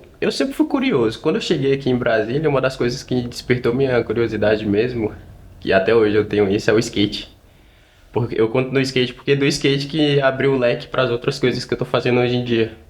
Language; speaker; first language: Portuguese; native; Portuguese